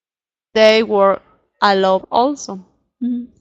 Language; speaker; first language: English; non-native, learner; Spanish